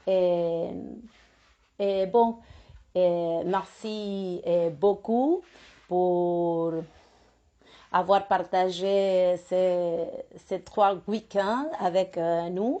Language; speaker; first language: French; non-native, fluent; Spanish